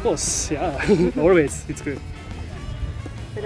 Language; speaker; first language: English; non-native, learner; Japanese